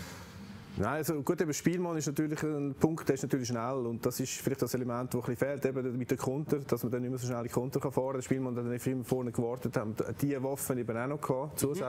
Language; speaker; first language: German; native; German